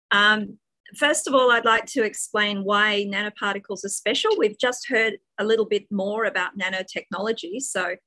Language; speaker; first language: English; native; English